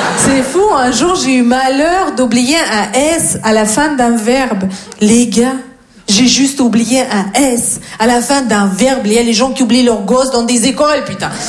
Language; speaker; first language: French; non-native, fluent; Russian